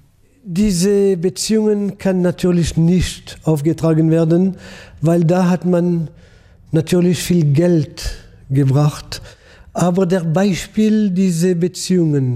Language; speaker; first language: German; non-native, fluent; French